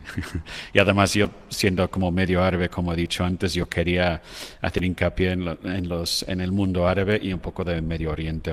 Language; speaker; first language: Spanish; non-native, fluent; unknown